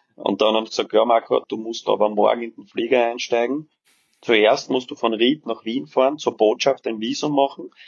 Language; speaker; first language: German; early bilingual, other home language; Serbian